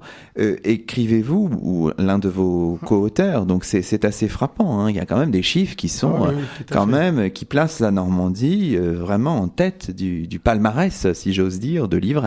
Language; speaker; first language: French; native; French